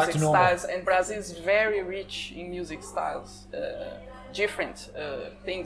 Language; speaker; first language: English; non-native, fluent; Portuguese